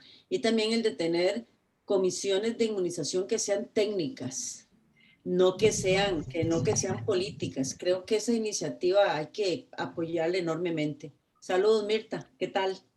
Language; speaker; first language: Spanish; native; Spanish